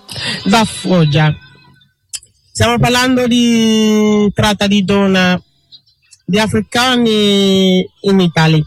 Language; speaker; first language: Italian; non-native, learner; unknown